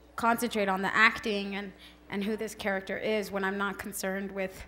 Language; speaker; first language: English; early bilingual, other home language; Spanish